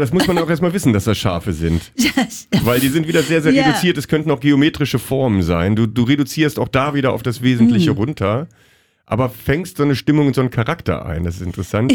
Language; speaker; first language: German; native; German